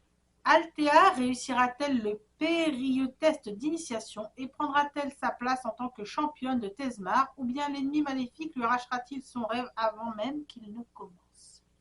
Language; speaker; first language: French; native; French